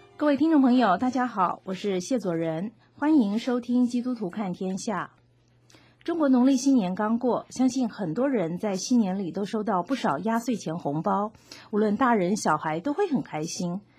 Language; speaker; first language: Chinese; native; Chinese